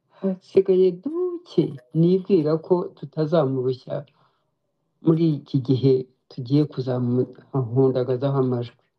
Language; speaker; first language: Kinyarwanda; native; Kinyarwanda